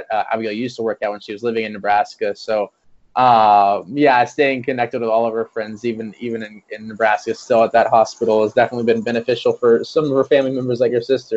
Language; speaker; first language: English; native; English